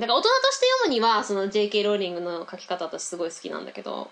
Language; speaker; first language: Japanese; early bilingual, heritage; Japanese